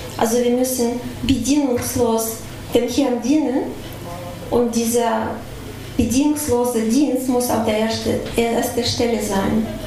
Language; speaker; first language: German; non-native, fluent; Russian